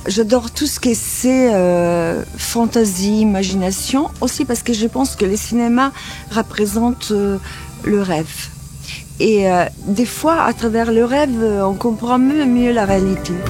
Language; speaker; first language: French; non-native, fluent; Italian